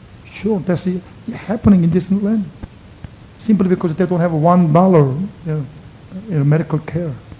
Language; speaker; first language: English; non-native, fluent; Korean